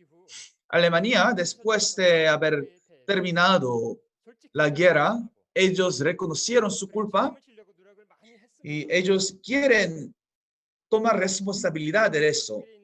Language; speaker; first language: Spanish; non-native, fluent; Korean